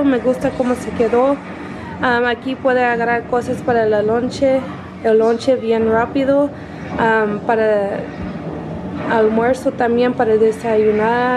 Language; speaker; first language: Spanish; early bilingual, heritage; English